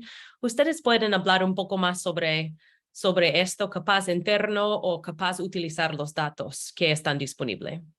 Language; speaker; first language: Spanish; non-native, fluent; English